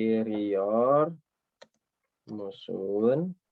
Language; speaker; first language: Turkish; non-native, fluent; Indonesian